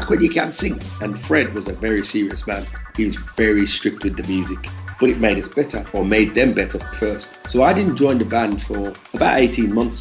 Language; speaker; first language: English; native; English